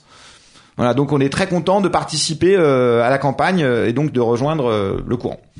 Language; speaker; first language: French; native; French